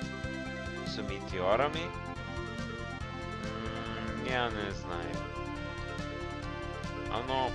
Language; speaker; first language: Russian; non-native, learner; English